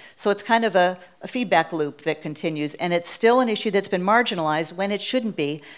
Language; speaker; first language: English; native; English